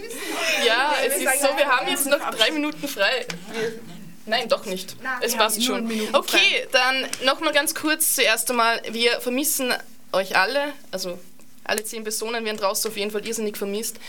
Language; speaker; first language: German; native; German